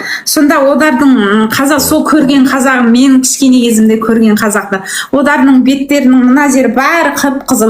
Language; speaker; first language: Kazakh; early bilingual, heritage; Kazakh